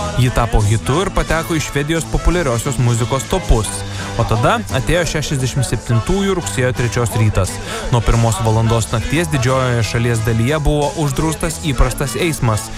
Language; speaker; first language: Lithuanian; native; Lithuanian